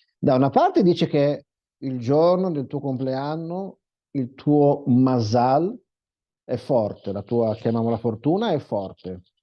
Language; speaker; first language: Italian; non-native, fluent; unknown